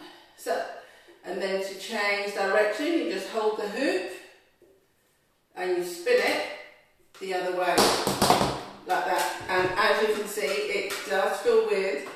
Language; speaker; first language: English; native; English